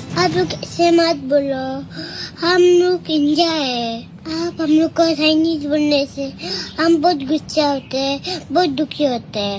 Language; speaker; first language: Hindi; non-native, local second language; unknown